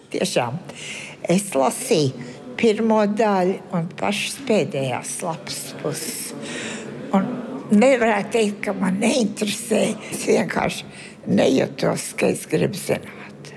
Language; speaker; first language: Latvian; early bilingual, heritage; Latvian